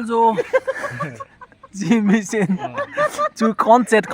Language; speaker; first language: German; non-native, learner; Nepali